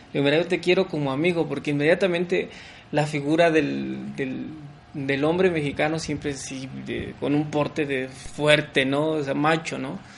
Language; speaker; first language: Spanish; early bilingual, heritage; French